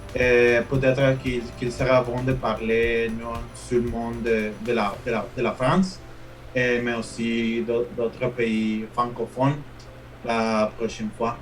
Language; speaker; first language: French; non-native, fluent; Spanish